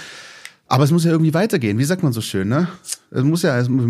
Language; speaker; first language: German; native; German